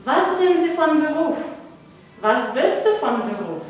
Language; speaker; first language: German; non-native, fluent; Belarusian